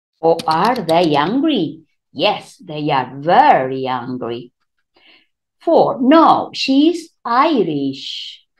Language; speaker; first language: English; non-native, fluent; Spanish